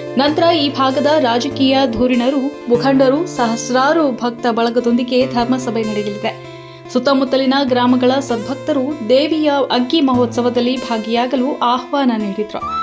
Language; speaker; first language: Kannada; native; Kannada